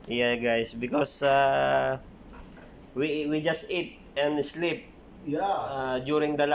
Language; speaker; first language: English; non-native, local second language; Filipino